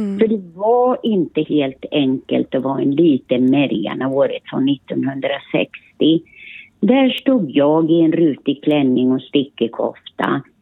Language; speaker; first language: Swedish; early bilingual, other home language; Finnish